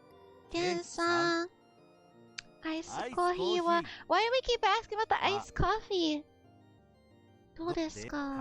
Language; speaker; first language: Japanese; non-native, learner; English